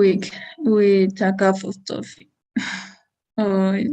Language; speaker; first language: English; non-native, learner; Spanish